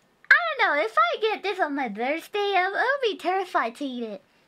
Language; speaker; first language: English; non-native, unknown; Japanese